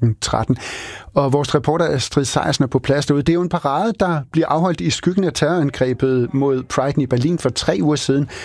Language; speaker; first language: Danish; native; Danish